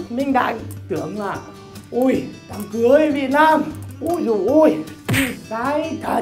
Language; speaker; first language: Vietnamese; non-native, fluent; English